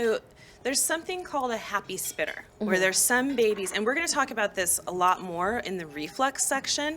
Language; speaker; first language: English; native; English